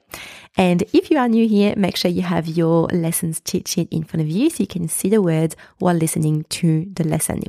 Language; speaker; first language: English; non-native, fluent; French